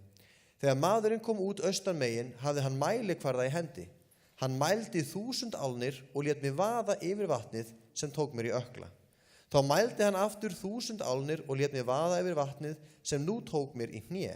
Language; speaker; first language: Icelandic; native; Icelandic